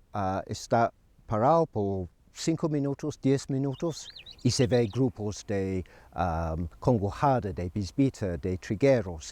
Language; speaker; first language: Spanish; non-native, fluent; English